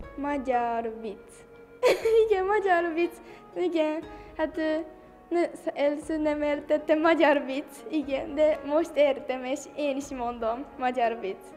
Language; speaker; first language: Hungarian; non-native, learner; Japanese